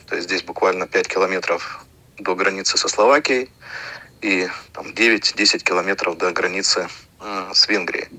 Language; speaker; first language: Russian; native; Russian